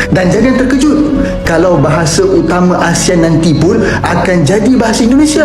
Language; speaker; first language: Malay; native; Malay